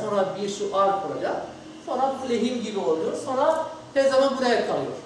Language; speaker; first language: Turkish; non-native, learner; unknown